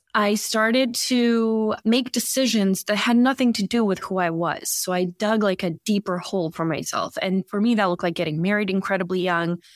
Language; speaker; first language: English; early bilingual, other home language; Bosnian